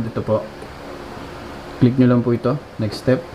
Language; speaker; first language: Filipino; native; Filipino